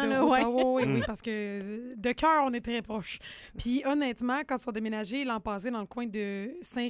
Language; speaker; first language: French; native; French